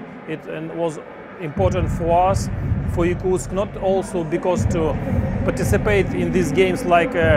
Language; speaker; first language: English; non-native, learner; Russian